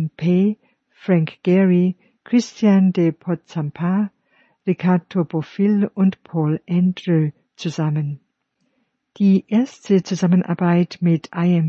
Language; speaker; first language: German; native; German